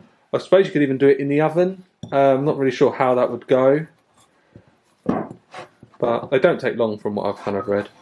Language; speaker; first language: English; native; English